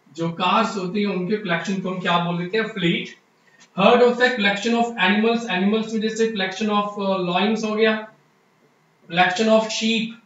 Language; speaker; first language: Hindi; non-native, local second language; Punjabi